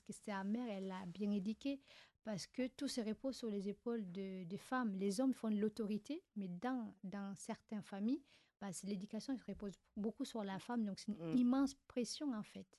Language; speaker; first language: French; non-native, local second language; Fula